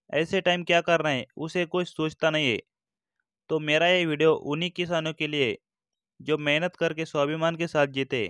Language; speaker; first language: Hindi; non-native, local second language; Marathi